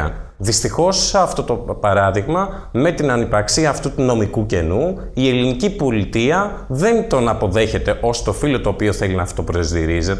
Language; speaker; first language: Greek; native; Greek